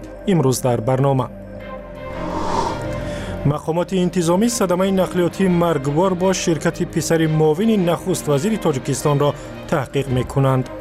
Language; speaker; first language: Persian; native; Persian